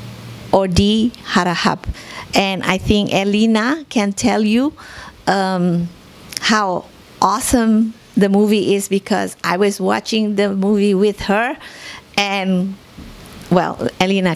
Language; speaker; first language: English; non-native, fluent; Indonesian